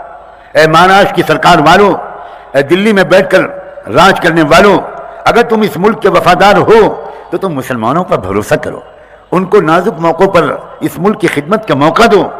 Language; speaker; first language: Urdu; native; Urdu